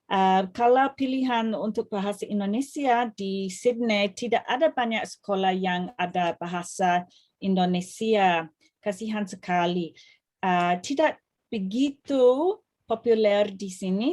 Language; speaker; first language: Indonesian; non-native, fluent; English